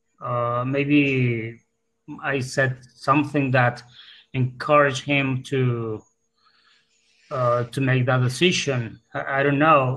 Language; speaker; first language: English; non-native, fluent; Spanish